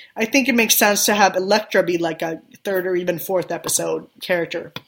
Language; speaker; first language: English; non-native, fluent; Swedish